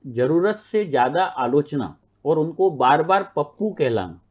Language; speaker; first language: Hindi; native; Hindi